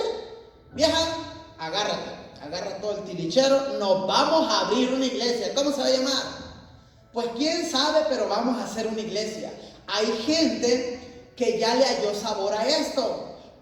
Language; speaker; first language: Spanish; native; Spanish